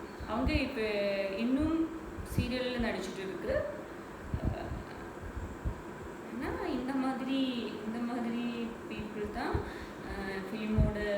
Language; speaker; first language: Tamil; non-native, learner; Malayalam